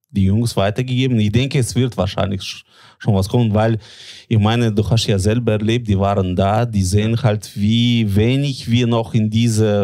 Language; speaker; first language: German; non-native, fluent; Latvian